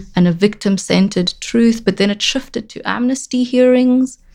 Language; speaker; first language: English; native; English